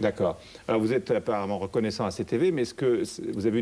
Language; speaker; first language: French; native; French